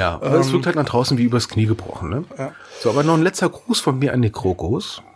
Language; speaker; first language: German; native; German